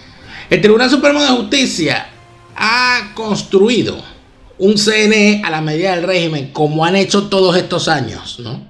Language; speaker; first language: Spanish; native; Spanish